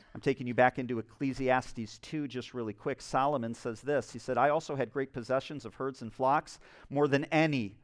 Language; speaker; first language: English; native; English